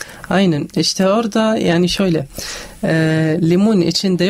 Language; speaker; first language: Turkish; non-native, fluent; Arabic